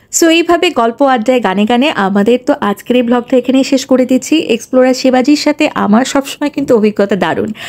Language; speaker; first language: Bangla; native; Bangla